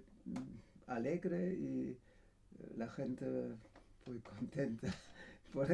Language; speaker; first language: Spanish; non-native, fluent; German